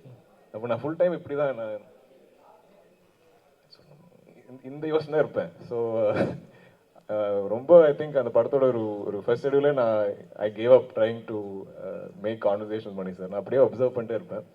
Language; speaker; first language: Tamil; non-native, local second language; Malayalam